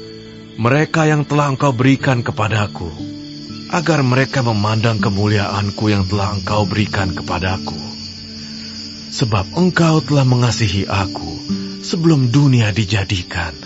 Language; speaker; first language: Indonesian; native; Indonesian